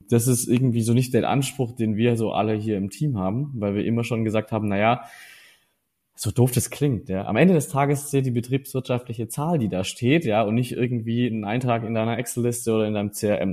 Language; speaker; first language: German; native; German